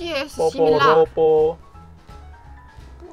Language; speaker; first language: Spanish; non-native, learner; Korean